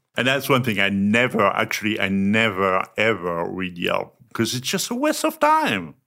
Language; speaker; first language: English; non-native, fluent; French